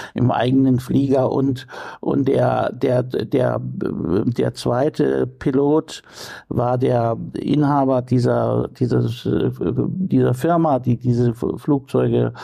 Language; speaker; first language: German; native; German